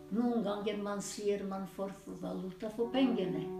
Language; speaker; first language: Norwegian; non-native, fluent; Macedonian